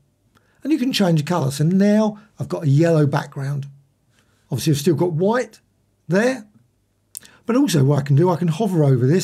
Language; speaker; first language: English; native; English